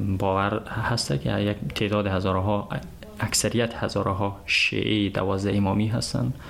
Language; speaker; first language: Persian; native; Persian